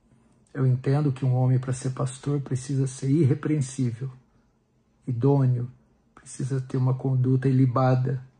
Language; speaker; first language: Portuguese; native; Portuguese